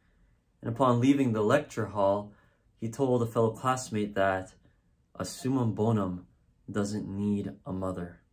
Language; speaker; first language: English; native; English